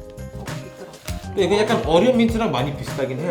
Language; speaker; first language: Korean; non-native, fluent; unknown